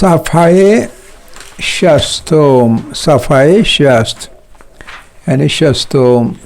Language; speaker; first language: Persian; non-native, fluent; Urdu